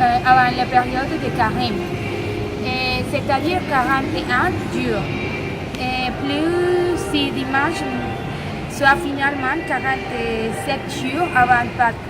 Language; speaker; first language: French; non-native, learner; Spanish